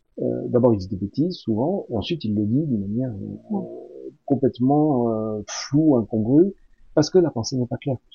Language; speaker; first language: French; native; French